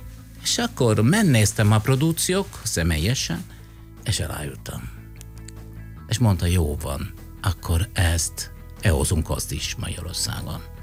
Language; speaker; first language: Hungarian; non-native, fluent; Italian